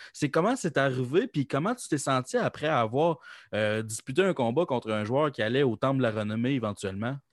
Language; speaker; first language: French; native; French